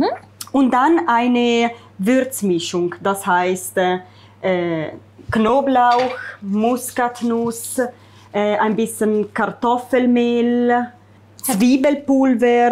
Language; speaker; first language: German; non-native, fluent; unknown